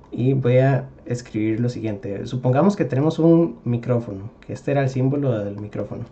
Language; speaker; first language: Spanish; native; Spanish